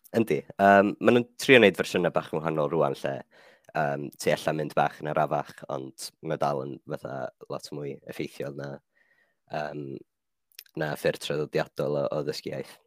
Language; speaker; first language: Welsh; non-native, fluent; Finnish